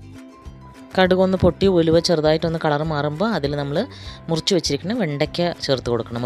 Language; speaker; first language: Malayalam; native; Malayalam